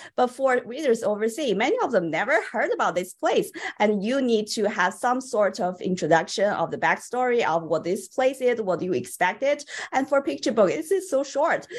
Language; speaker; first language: English; non-native, fluent; Chinese